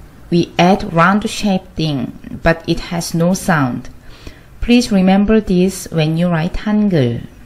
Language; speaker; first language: English; non-native, fluent; Korean